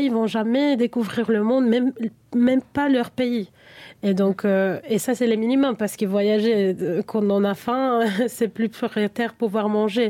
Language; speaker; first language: French; non-native, fluent; Spanish